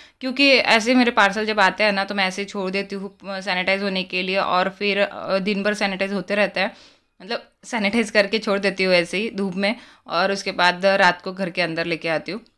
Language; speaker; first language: Hindi; native; Hindi